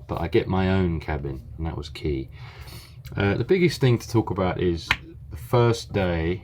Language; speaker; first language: English; native; English